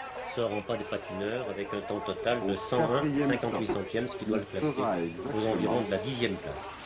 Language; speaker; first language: French; native; French